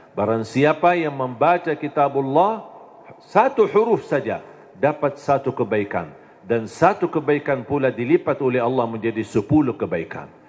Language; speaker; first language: Indonesian; non-native, fluent; Arabic